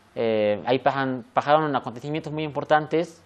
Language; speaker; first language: Spanish; native; Spanish